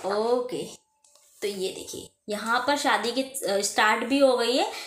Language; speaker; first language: Hindi; native; Hindi